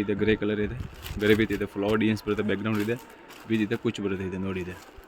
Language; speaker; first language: Kannada; non-native, local second language; Hindi